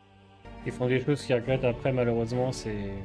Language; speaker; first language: French; native; French